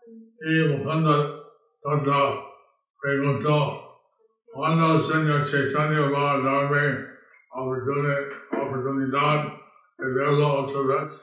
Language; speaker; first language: Spanish; non-native, learner; English